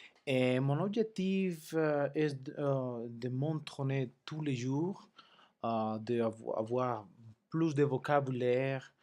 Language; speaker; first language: French; non-native, learner; Spanish